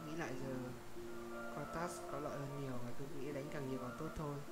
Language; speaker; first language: Vietnamese; native; Vietnamese